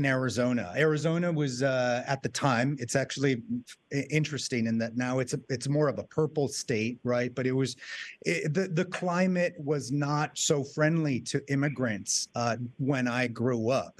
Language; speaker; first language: English; native; English